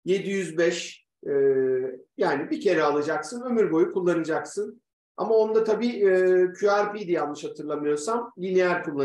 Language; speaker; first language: Turkish; native; Turkish